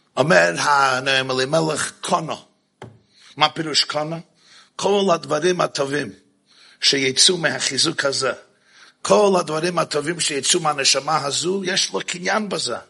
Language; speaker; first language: Hebrew; non-native, fluent; English